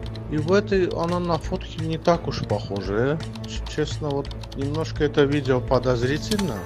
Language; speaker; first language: Russian; non-native, fluent; Azerbaijani